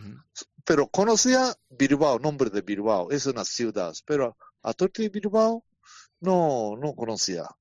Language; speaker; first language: Spanish; non-native, learner; Japanese